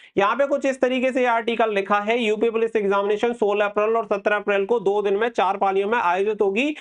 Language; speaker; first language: Hindi; native; Hindi